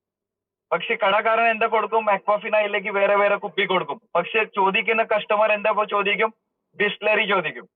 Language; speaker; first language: Malayalam; early bilingual, heritage; Malayalam